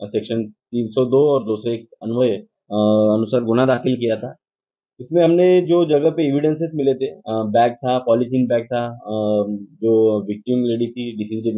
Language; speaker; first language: Hindi; non-native, local second language; Marathi